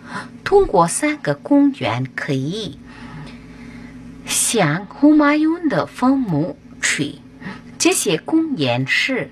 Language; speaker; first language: Chinese; non-native, learner; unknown